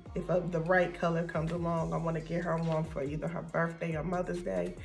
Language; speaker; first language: English; native; English